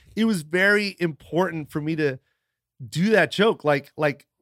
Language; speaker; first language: English; early bilingual, other home language; Filipino